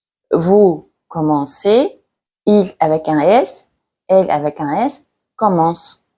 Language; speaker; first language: French; non-native, fluent; Mongolian